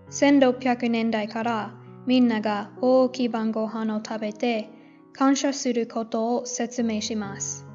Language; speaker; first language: Japanese; non-native, learner; English